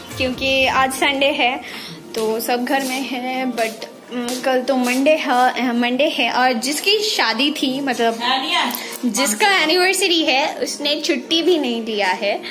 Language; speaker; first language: Hindi; non-native, local second language; Bangla